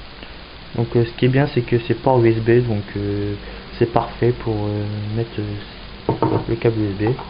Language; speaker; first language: French; native; French